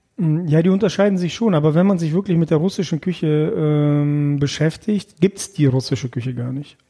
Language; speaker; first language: German; early bilingual, other home language; Russian